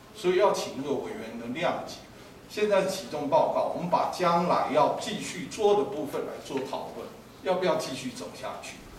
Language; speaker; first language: Chinese; native; Chinese